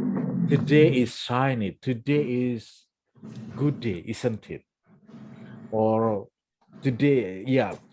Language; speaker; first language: English; non-native, fluent; Indonesian